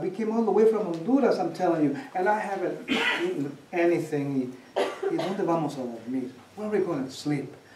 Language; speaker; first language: English; early bilingual, other home language; Spanish